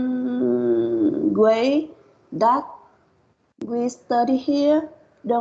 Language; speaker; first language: English; non-native, learner; Vietnamese